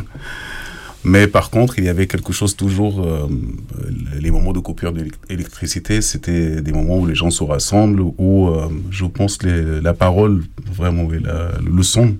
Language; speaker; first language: French; non-native, fluent; Arabic